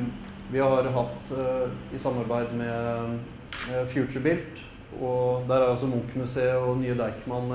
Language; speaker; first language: Norwegian; native; Norwegian